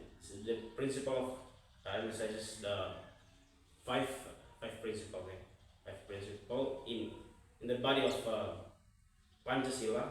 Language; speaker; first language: English; non-native, fluent; Indonesian